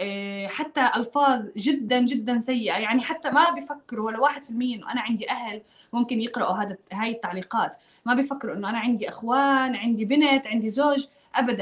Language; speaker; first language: Arabic; native; Arabic